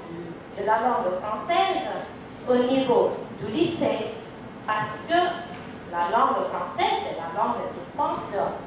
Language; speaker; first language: French; non-native, fluent; Indonesian